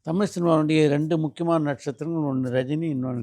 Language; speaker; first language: Tamil; native; Tamil